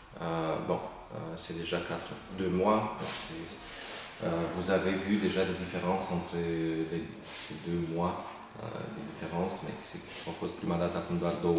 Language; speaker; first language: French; non-native, fluent; Romanian